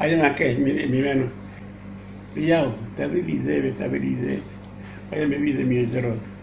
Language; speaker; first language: Hebrew; non-native, learner; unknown